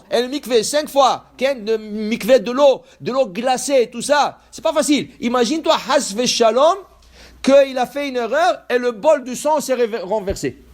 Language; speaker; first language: French; non-native, fluent; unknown